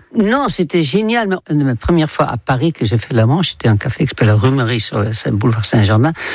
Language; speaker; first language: French; non-native, fluent; Dutch